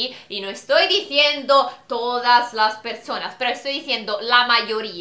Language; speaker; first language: Spanish; non-native, fluent; Italian